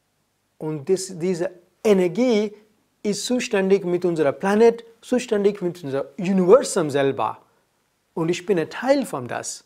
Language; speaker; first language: German; non-native, learner; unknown